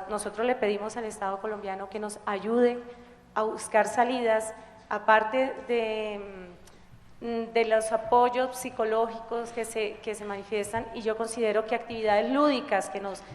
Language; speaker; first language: Spanish; native; Spanish